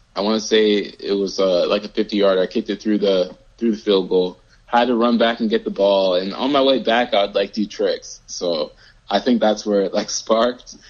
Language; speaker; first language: English; native; English